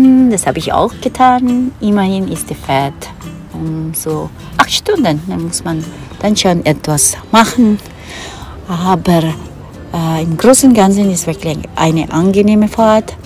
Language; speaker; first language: German; non-native, fluent; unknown